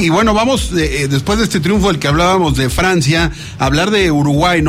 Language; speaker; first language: Spanish; native; Spanish